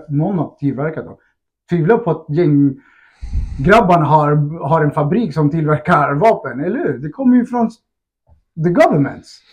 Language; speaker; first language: Swedish; early bilingual, other home language; Spanish